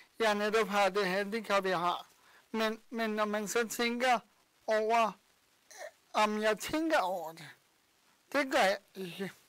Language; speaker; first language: Danish; early bilingual, other home language; Bosnian